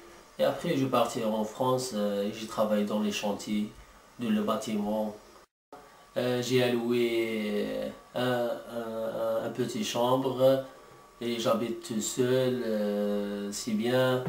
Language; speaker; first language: French; non-native, learner; Arabic